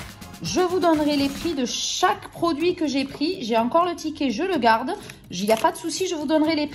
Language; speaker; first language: French; native; French